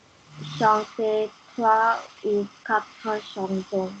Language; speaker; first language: French; non-native, learner; English